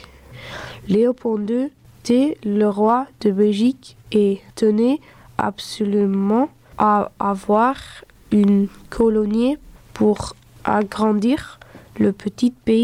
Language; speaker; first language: French; early bilingual, other home language; Dutch